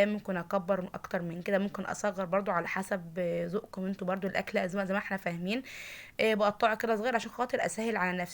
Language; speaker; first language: Arabic; native; Arabic